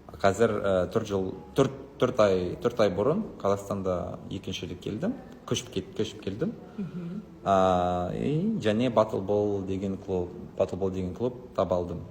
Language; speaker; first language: Kazakh; non-native, learner; Lithuanian